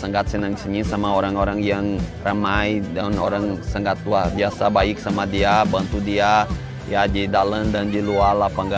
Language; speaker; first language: Indonesian; non-native, fluent; Portuguese